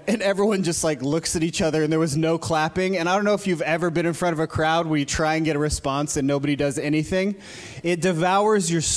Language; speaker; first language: English; native; English